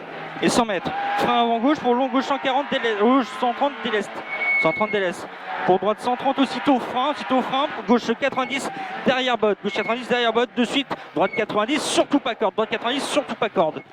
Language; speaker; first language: French; native; French